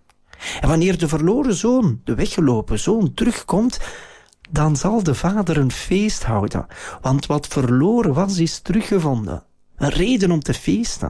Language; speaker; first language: Dutch; native; Dutch